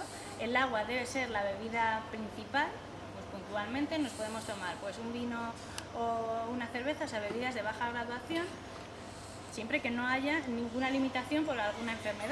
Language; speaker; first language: Spanish; native; Spanish